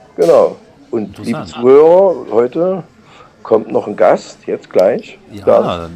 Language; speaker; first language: German; non-native, fluent; Czech